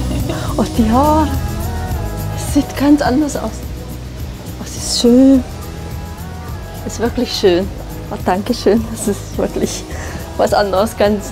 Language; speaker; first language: German; non-native, fluent; Hungarian